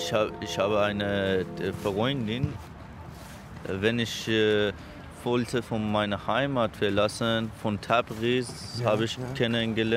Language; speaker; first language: German; non-native, learner; Azerbaijani